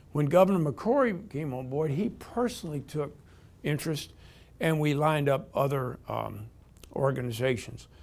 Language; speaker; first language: English; native; English